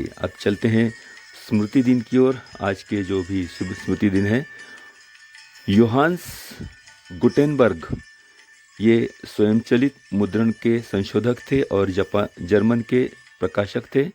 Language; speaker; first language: Hindi; non-native, local second language; Marathi